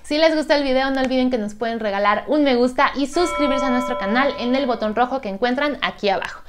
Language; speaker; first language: Spanish; native; Spanish